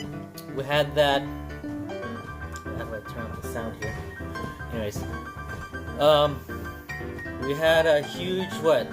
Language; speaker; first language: English; native; English